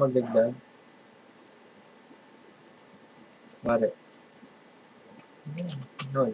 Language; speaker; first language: Filipino; native; Filipino